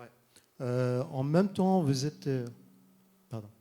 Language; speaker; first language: French; non-native, fluent; Arabic